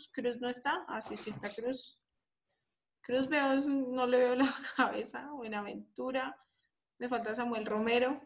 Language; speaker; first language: Spanish; native; Spanish